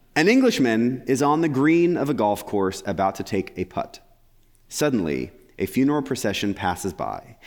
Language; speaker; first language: English; native; English